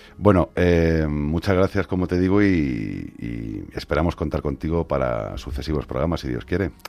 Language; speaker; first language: Spanish; native; Spanish